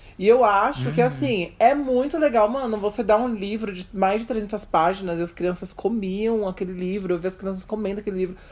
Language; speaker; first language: Portuguese; native; Portuguese